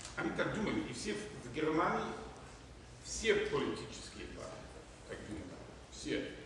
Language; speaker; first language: Russian; non-native, fluent; German